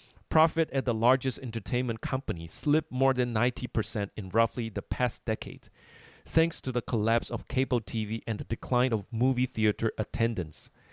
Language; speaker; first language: English; non-native, fluent; Chinese